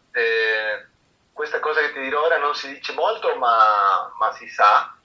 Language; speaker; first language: Italian; non-native, fluent; Spanish